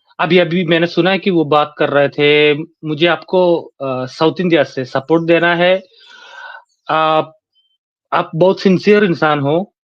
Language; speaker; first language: Hindi; non-native, local second language; Malayalam